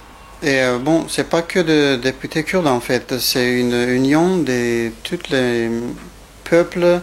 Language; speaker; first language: French; non-native, fluent; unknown